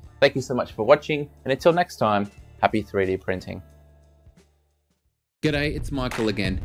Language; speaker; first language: English; native; English